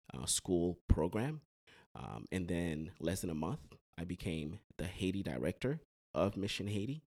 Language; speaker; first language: English; early bilingual, other home language; Haitian Creole